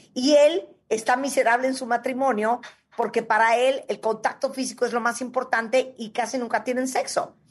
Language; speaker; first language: Spanish; native; Spanish